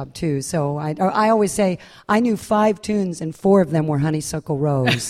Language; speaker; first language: English; native; English